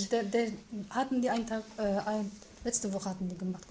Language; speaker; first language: German; non-native, learner; Kurdish